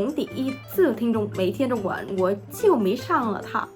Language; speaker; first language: Chinese; non-native, learner; Vietnamese